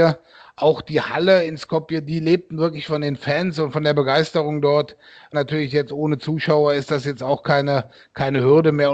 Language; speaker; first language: German; native; German